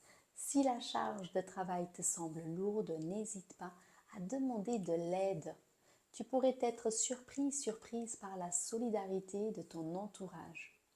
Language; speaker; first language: French; native; French